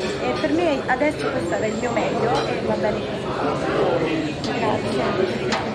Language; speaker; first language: Italian; native; Italian